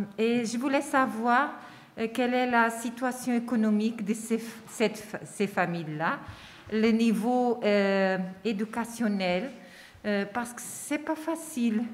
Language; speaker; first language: French; non-native, fluent; Portuguese